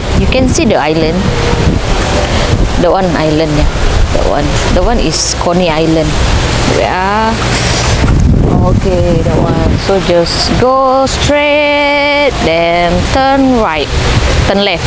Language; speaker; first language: English; non-native, learner; Indonesian